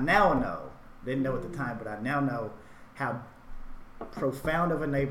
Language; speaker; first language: English; native; English